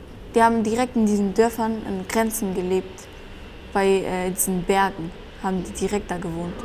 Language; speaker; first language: German; early bilingual, other home language; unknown